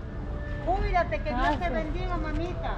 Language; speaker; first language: Spanish; native; Spanish